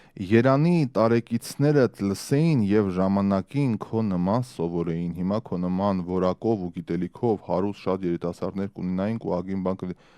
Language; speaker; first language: Armenian; early bilingual, other home language; Russian